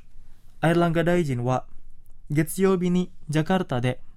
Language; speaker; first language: Japanese; non-native, fluent; Indonesian